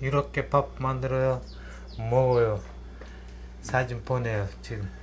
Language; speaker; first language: Korean; non-native, learner; Kyrgyz